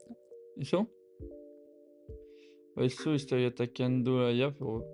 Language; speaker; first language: Spanish; non-native, learner; French